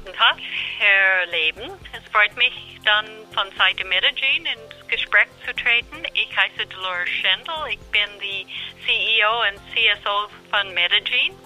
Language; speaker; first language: German; non-native, fluent; English